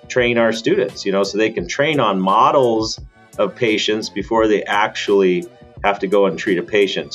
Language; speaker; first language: English; native; English